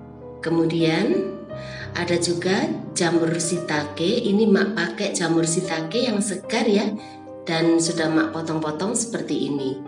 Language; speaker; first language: Indonesian; native; Indonesian